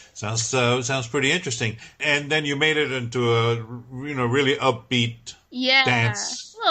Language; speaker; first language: English; native; English